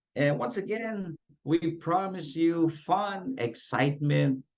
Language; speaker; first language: English; non-native, local second language; Filipino